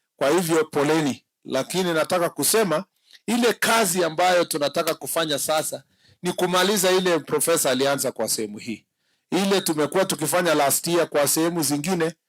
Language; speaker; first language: Swahili; non-native, local second language; Kalenjin